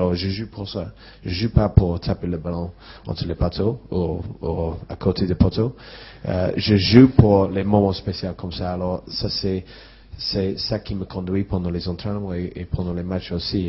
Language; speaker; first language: French; non-native, fluent; English